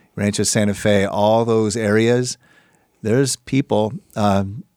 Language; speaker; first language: English; native; English